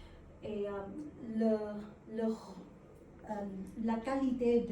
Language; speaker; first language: French; non-native, learner; Vietnamese